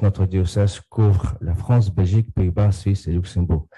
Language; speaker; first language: French; non-native, fluent; Ukrainian